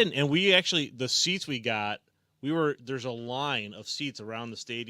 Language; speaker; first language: English; native; English